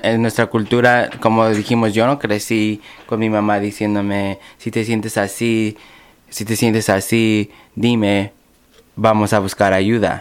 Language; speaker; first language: Spanish; early bilingual, other home language; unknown